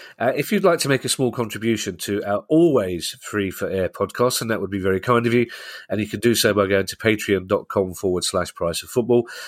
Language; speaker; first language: English; native; English